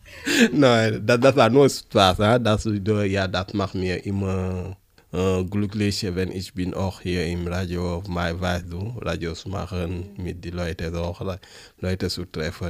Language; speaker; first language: German; non-native, learner; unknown